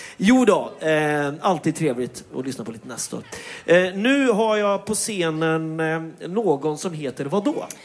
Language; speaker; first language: Swedish; native; Swedish